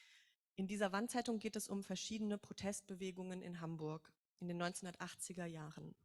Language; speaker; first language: German; native; German